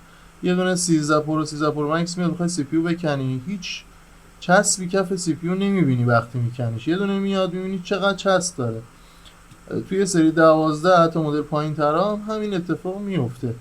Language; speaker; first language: Persian; native; Persian